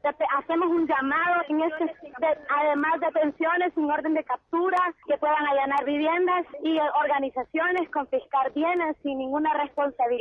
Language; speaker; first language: Spanish; native; Spanish